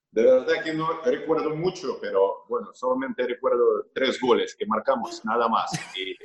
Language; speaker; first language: Spanish; non-native, fluent; Russian